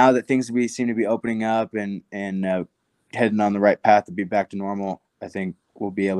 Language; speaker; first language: English; native; English